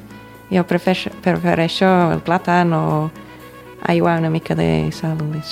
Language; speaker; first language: Catalan; non-native, fluent; English